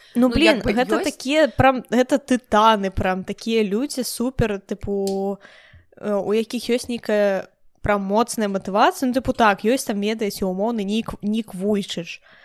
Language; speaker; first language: Belarusian; non-native, local second language; Russian